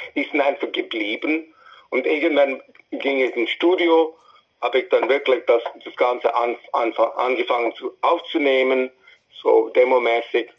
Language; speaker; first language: German; non-native, fluent; English